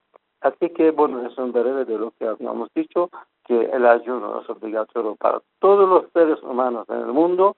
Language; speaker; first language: Spanish; non-native, fluent; Persian